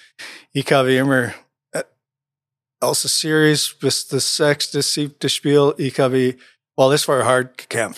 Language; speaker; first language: German; non-native, learner; English